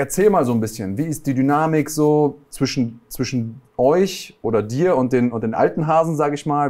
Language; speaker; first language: German; native; German